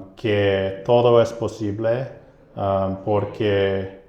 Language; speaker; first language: Spanish; non-native, learner; English